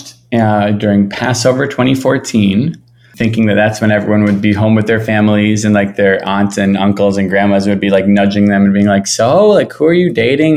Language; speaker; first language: English; native; English